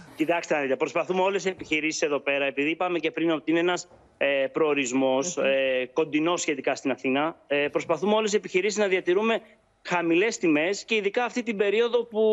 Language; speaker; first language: Greek; native; Greek